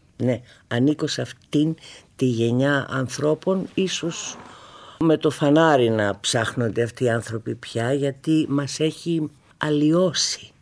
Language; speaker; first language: Greek; native; Greek